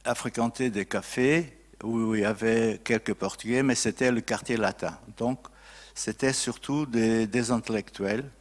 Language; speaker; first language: French; non-native, fluent; Portuguese